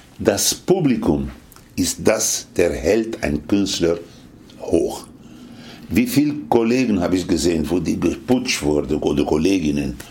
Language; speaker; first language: German; non-native, fluent; Spanish